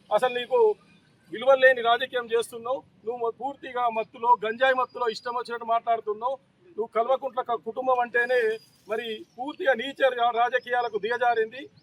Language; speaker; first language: Telugu; native; Telugu